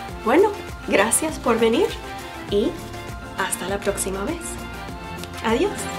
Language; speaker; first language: Spanish; non-native, fluent; English